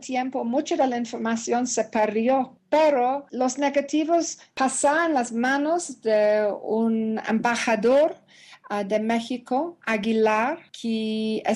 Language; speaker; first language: Spanish; non-native, learner; English